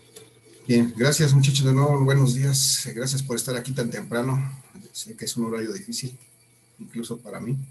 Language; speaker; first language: Spanish; native; Spanish